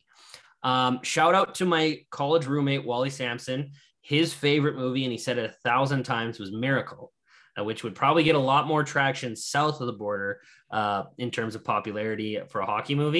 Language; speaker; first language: English; native; English